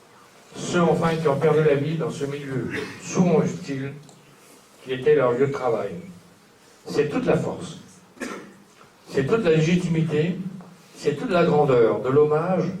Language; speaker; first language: French; native; French